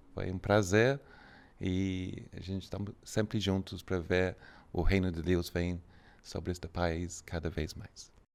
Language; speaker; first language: Portuguese; non-native, fluent; English